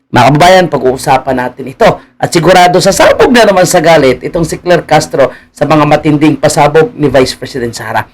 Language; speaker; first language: Filipino; native; Filipino